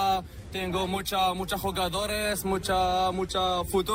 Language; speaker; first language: Spanish; non-native, learner; Arabic